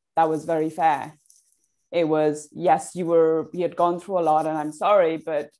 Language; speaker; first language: English; non-native, fluent; Persian